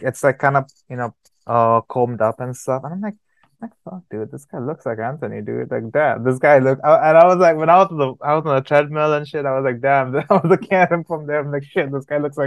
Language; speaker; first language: English; native; English